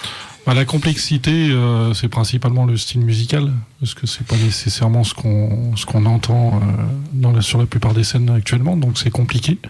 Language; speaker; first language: French; native; French